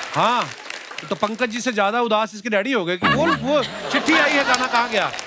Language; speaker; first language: Hindi; native; Hindi